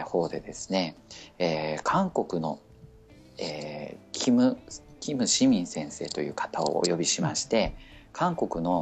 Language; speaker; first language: Japanese; native; Japanese